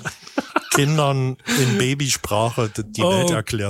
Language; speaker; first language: German; native; German